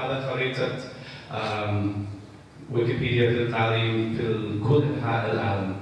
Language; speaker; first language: Arabic; non-native, fluent; English